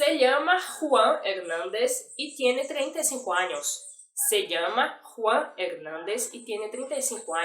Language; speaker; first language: Spanish; non-native, fluent; Portuguese